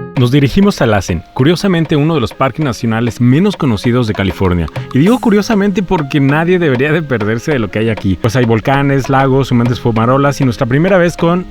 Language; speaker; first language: Spanish; native; Spanish